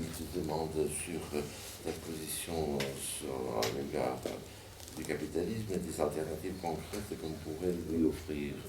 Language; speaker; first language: French; non-native, fluent; Spanish